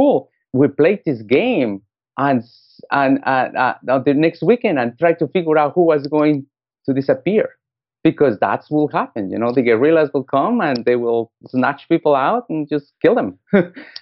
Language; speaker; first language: English; non-native, fluent; Spanish